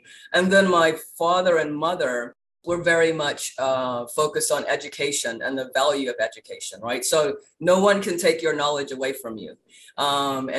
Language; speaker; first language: English; native; English